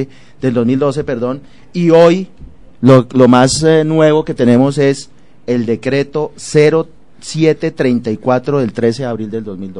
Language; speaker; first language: Spanish; native; Spanish